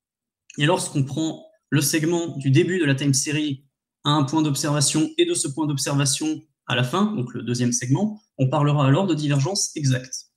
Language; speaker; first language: French; native; French